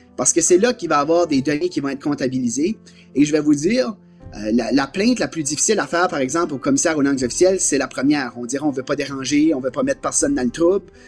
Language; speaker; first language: French; native; French